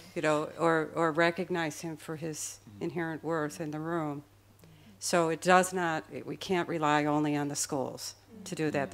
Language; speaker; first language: English; native; English